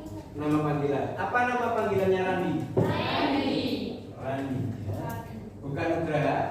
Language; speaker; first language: Indonesian; native; Indonesian